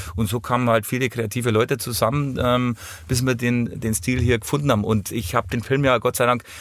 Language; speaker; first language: German; native; German